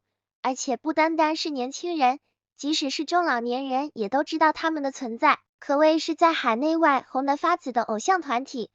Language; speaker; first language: Chinese; native; Chinese